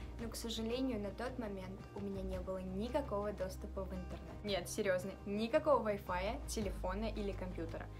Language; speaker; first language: Russian; early bilingual, other home language; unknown